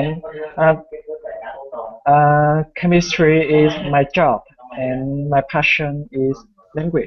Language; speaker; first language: English; non-native, learner; Vietnamese